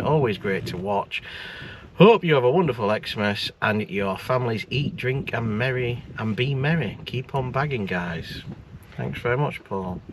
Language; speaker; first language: English; native; English